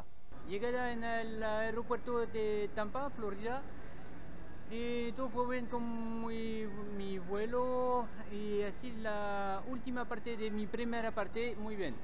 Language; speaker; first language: Spanish; non-native, learner; French